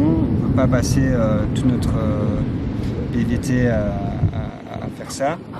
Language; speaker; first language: French; native; French